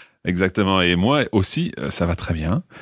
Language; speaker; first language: French; non-native, fluent; English